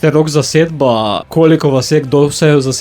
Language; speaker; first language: Slovenian; native; Slovenian